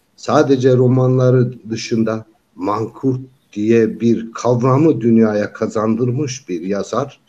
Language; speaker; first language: Turkish; non-native, local second language; Kyrgyz